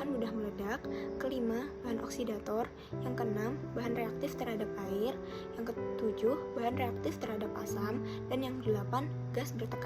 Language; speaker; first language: Malay; native; Malay